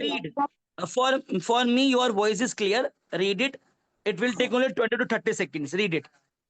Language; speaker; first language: English; non-native, learner; Hindi